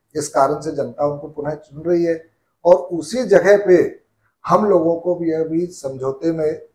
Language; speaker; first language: Hindi; native; Hindi